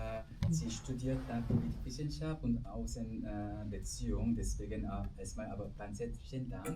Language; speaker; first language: German; non-native, fluent; Korean